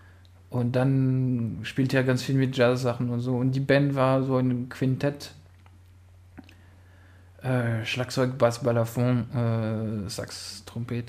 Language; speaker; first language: German; non-native, fluent; French